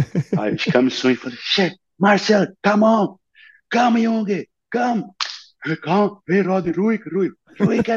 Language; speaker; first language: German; non-native, fluent; Portuguese